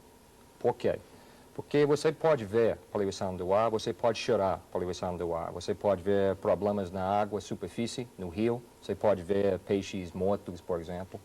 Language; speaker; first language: Portuguese; non-native, fluent; English